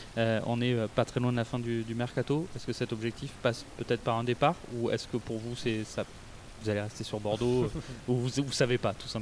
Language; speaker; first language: French; native; French